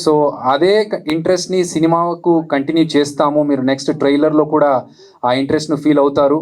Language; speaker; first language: Telugu; native; Telugu